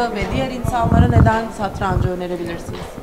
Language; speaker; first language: Turkish; native; Turkish